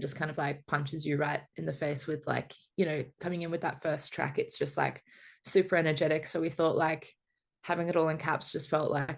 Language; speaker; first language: English; native; English